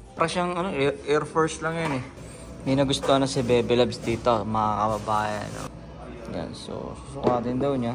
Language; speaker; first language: Filipino; native; Filipino